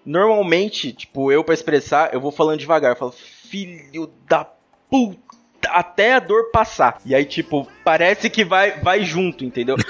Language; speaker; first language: Portuguese; native; Portuguese